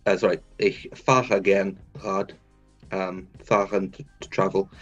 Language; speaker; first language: German; non-native, fluent; English